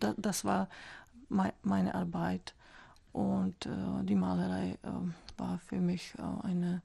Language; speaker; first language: German; non-native, fluent; Czech